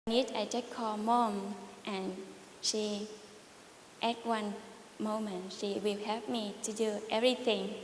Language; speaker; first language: English; non-native, learner; Vietnamese